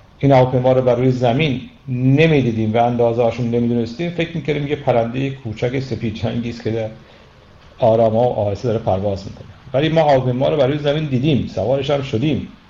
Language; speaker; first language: Persian; native; Persian